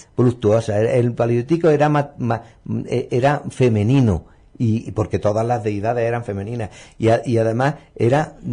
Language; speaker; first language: Spanish; native; Spanish